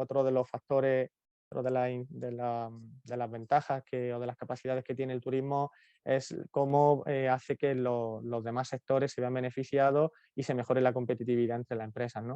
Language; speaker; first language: Spanish; native; Spanish